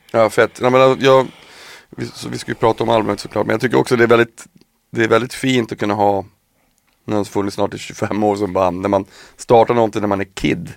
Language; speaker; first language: Swedish; native; Swedish